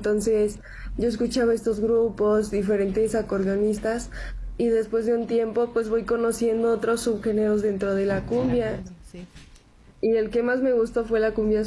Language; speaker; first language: Spanish; non-native, local second language; Korean